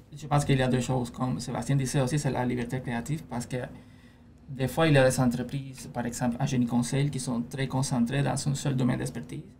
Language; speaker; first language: French; non-native, fluent; Spanish